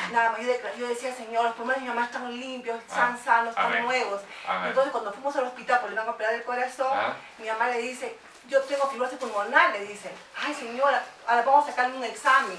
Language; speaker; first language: Spanish; native; Spanish